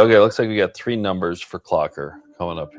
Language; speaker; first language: English; native; English